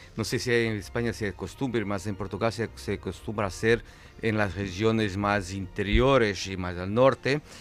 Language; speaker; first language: Spanish; non-native, fluent; Portuguese